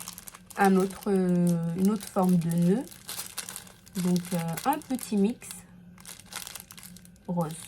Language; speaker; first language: French; native; French